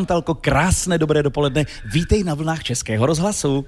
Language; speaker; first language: Czech; native; Czech